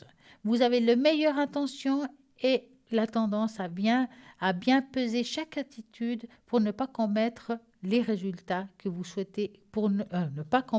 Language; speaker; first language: French; native; French